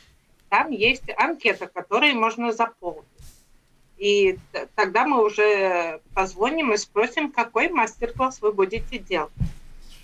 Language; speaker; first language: Russian; non-native, local second language; Latvian